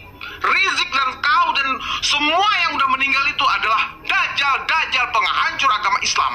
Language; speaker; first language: Indonesian; native; Indonesian